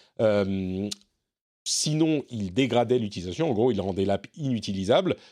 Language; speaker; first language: French; native; French